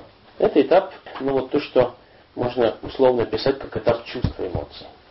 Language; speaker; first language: Russian; native; Russian